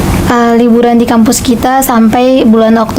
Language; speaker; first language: Indonesian; native; Indonesian